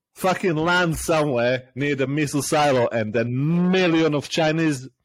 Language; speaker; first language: English; non-native, fluent; Serbian